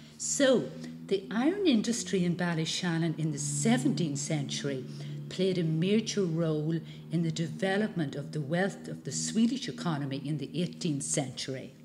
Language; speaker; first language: English; native; English